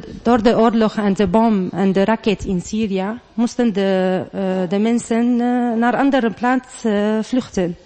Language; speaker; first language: Dutch; non-native, learner; Arabic